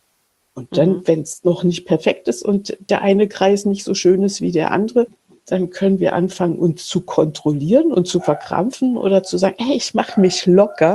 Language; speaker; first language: German; native; German